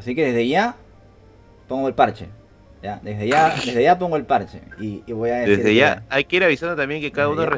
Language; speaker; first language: Spanish; native; Spanish